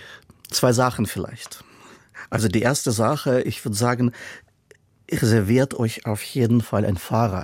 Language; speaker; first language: German; non-native, fluent; Russian